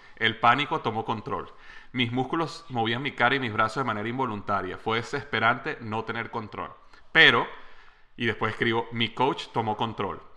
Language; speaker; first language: Spanish; native; Spanish